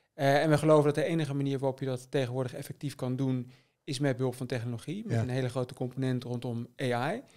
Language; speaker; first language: Dutch; native; Dutch